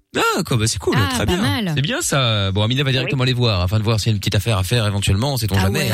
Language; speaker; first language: French; native; French